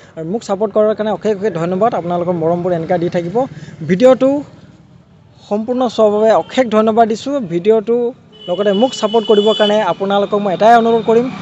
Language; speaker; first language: Assamese; non-native, local second language; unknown